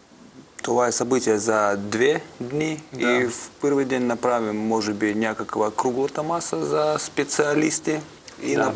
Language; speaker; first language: Bulgarian; non-native, fluent; Russian